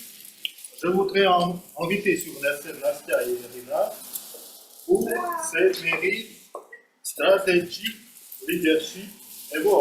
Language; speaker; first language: French; non-native, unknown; Russian